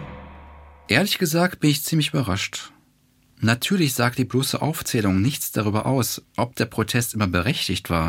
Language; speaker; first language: German; native; German